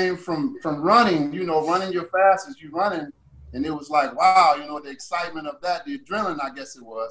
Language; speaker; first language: English; native; English